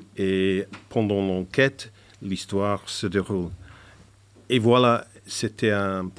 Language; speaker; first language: French; non-native, fluent; English